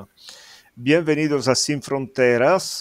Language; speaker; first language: Spanish; non-native, fluent; Italian